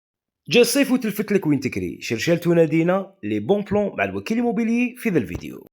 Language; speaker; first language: Arabic; native; Arabic